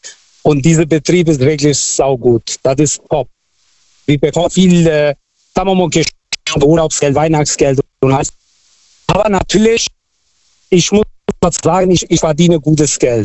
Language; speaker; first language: German; non-native, local second language; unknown